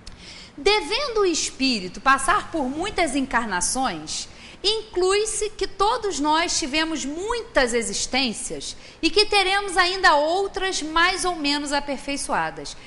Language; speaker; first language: Portuguese; native; Portuguese